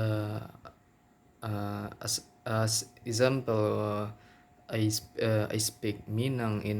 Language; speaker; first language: English; non-native, local second language; Minangkabau